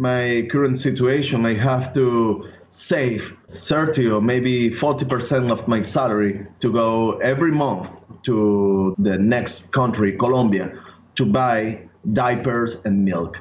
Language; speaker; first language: English; non-native, learner; Spanish